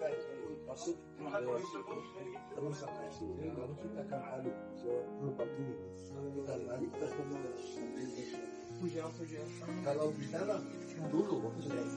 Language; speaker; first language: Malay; non-native, learner; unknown